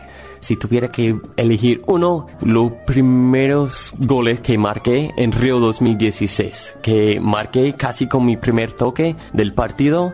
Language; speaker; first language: Spanish; non-native, fluent; English